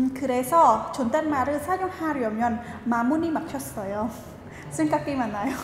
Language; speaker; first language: Korean; non-native, fluent; Khmer